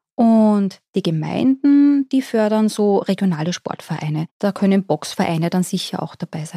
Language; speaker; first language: German; native; German